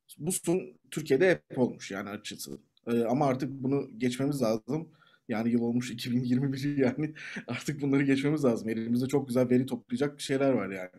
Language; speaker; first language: Turkish; native; Turkish